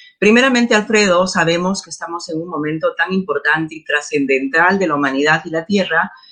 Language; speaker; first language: Spanish; native; Spanish